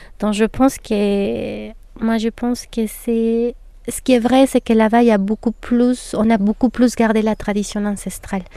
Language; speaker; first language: French; non-native, fluent; Spanish